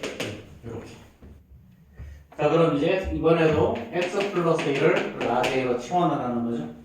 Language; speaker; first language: Korean; native; Korean